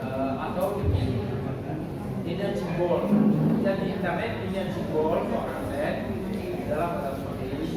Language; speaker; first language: Indonesian; non-native, learner; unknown